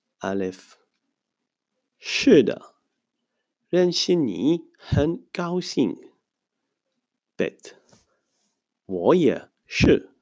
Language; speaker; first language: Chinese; non-native, fluent; Hebrew